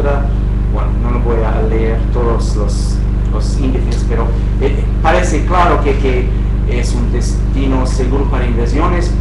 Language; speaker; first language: Spanish; non-native, fluent; English